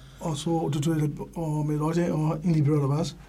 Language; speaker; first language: German; non-native, learner; English